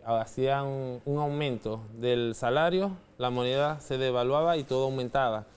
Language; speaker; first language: Spanish; native; Spanish